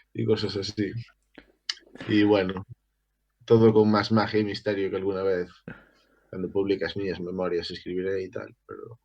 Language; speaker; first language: Spanish; non-native, local second language; Galician